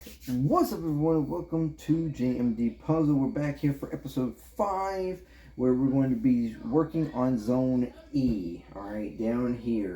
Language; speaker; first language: English; native; English